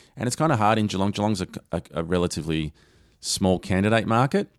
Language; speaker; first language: English; native; English